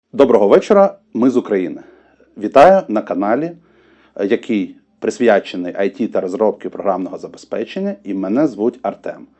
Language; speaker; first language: Ukrainian; non-native, local second language; Russian